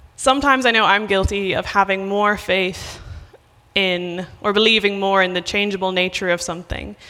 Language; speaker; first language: English; native; English